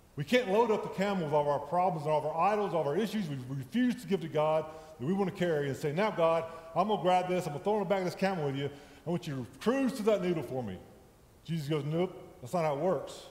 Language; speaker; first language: English; native; English